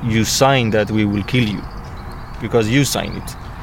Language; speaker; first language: English; non-native, learner; Persian